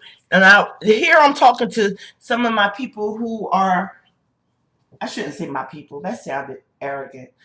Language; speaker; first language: English; native; English